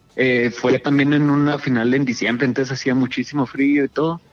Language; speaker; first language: Spanish; native; Spanish